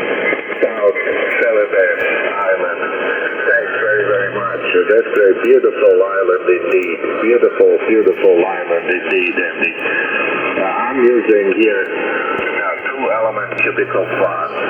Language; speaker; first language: English; non-native, fluent; Italian